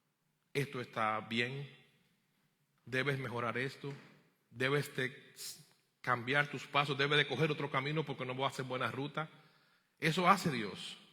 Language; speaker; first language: Spanish; native; Spanish